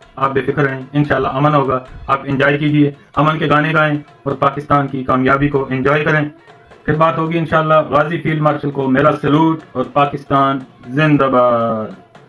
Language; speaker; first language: Urdu; non-native, local second language; Northern Hindko